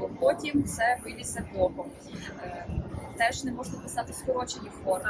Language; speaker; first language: Ukrainian; native; Ukrainian